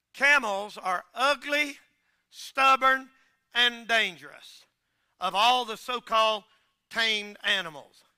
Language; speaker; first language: English; native; English